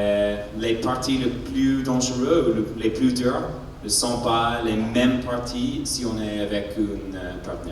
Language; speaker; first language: French; non-native, learner; English